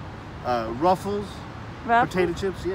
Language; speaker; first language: English; native; English